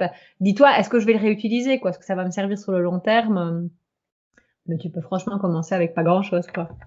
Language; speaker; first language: French; native; French